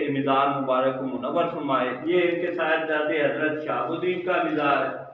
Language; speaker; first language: Urdu; native; Urdu